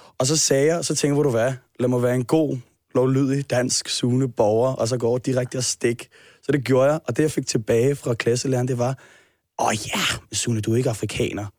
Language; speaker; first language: Danish; native; Danish